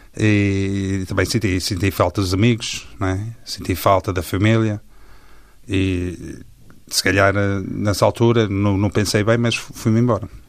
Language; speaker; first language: Portuguese; early bilingual, heritage; Portuguese